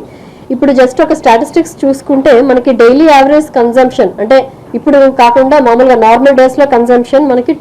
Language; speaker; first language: Telugu; native; Telugu